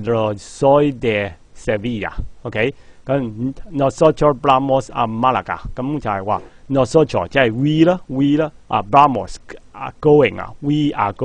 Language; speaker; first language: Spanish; non-native, fluent; Cantonese